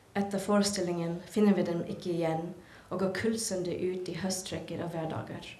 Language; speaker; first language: Norwegian; non-native, fluent; English